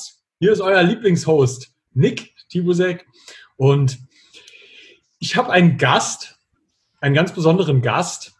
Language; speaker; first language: German; native; German